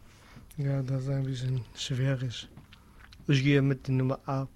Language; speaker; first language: German; non-native, learner; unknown